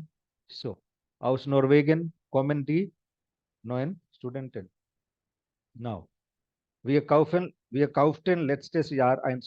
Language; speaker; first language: German; non-native, fluent; Hindi